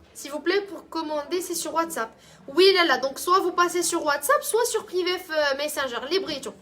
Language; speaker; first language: French; non-native, local second language; Arabic